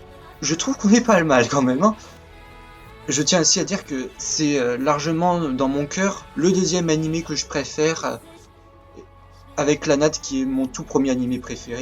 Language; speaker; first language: French; native; French